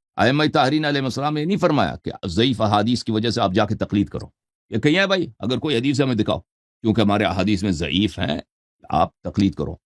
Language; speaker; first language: Urdu; non-native, fluent; Persian